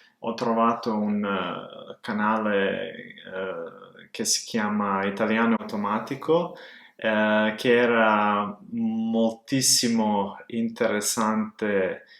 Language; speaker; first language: Italian; non-native, fluent; Serbian